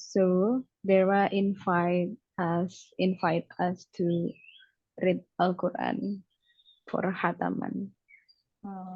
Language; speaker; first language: English; non-native, learner; Indonesian